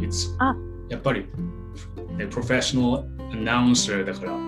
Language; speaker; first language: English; non-native, learner; Japanese